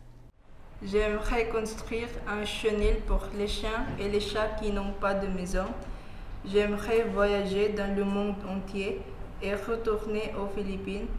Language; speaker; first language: French; non-native, learner; Filipino